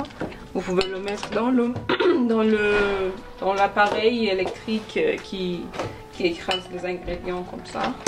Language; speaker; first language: French; non-native, fluent; Persian